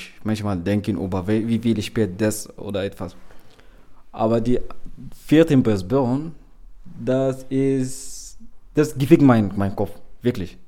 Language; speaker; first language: German; non-native, learner; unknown